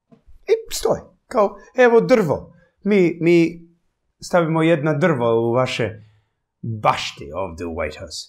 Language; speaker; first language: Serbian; early bilingual, heritage; English